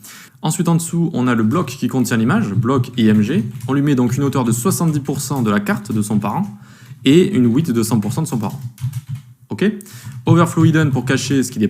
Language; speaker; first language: French; native; French